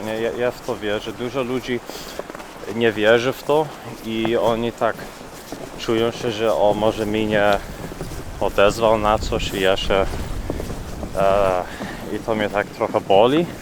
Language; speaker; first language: Polish; early bilingual, heritage; Polish